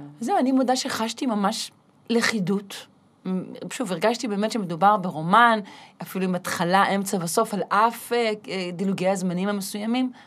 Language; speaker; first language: Hebrew; native; Hebrew